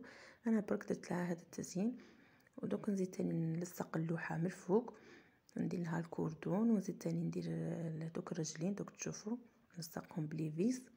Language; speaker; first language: Arabic; native; Arabic